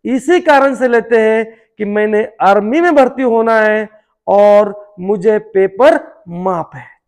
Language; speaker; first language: Hindi; non-native, local second language; Marathi